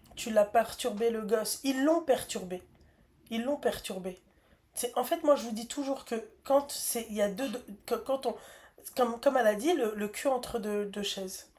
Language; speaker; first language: French; native; French